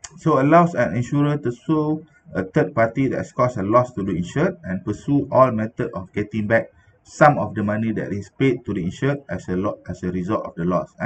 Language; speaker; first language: English; non-native, local second language; Malay